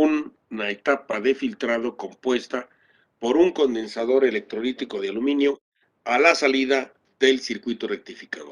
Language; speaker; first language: Spanish; native; Spanish